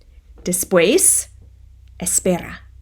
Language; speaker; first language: Spanish; non-native, fluent; English